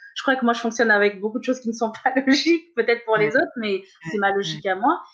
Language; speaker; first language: French; early bilingual, other home language; Kabuverdianu